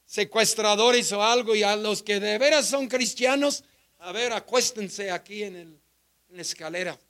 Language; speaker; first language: Spanish; non-native, fluent; English